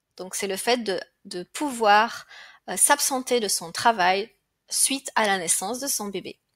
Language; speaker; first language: French; native; French